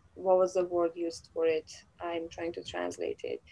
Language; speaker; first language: English; non-native, fluent; Persian